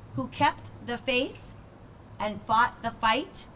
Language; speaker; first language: English; native; English